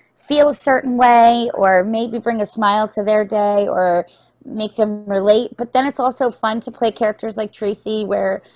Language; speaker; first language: English; native; English